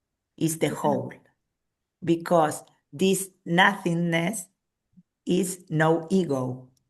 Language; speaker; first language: English; non-native, fluent; Spanish